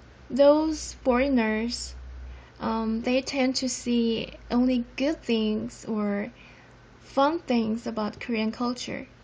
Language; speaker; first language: English; non-native, fluent; Korean